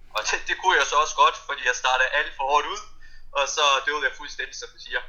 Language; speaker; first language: Danish; early bilingual, other home language; Russian